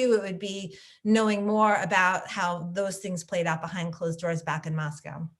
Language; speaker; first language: English; native; English